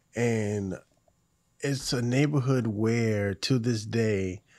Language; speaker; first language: English; native; English